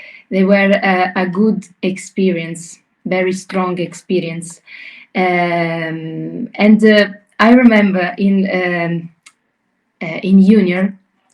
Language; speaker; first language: English; non-native, learner; Italian